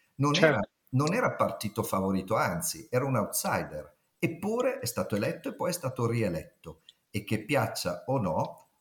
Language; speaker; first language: Italian; native; Italian